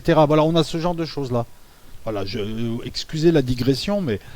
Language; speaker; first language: French; native; French